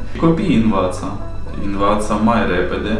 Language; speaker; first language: Romanian; non-native, learner; Ukrainian